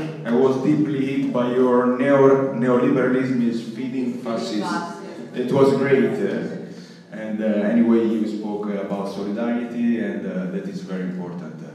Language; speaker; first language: English; non-native, fluent; Italian